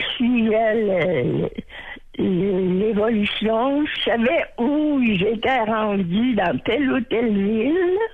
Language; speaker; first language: French; native; French